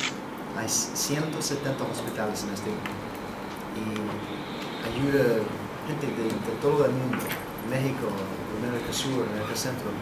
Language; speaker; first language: Spanish; non-native, learner; English